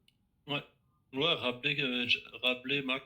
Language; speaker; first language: French; native; French